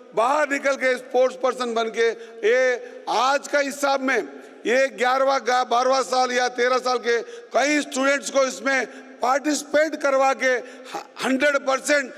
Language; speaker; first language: Hindi; non-native, local second language; Telugu